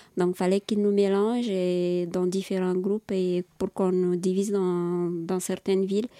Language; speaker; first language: French; non-native, local second language; Fula